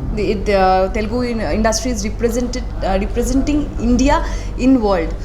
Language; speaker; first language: English; non-native, local second language; Bangla